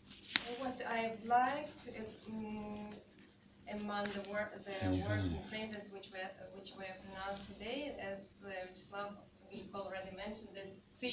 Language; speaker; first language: English; non-native, fluent; Russian